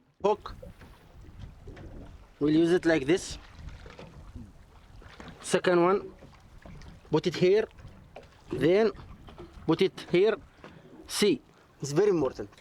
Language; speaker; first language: English; non-native, learner; Arabic